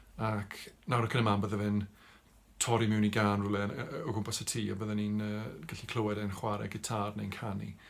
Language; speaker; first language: Welsh; non-native, local second language; English